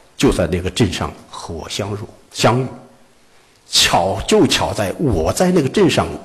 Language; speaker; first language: Chinese; native; Chinese